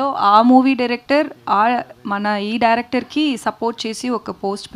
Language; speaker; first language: Telugu; non-native, learner; Tamil